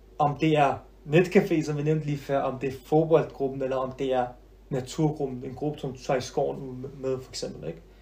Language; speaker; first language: Danish; early bilingual, other home language; Arabic